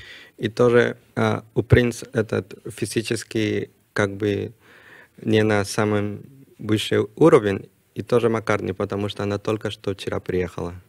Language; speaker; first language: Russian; non-native, learner; Spanish